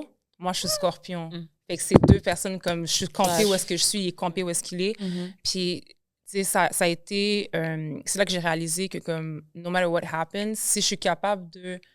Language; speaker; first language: French; native; French